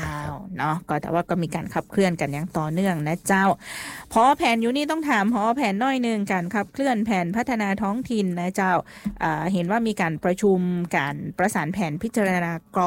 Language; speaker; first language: Thai; non-native, local second language; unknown